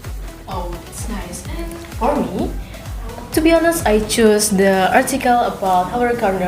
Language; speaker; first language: English; non-native, learner; Indonesian